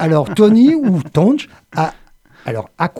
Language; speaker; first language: French; native; French